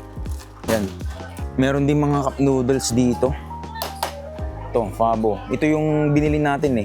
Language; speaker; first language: Filipino; native; Filipino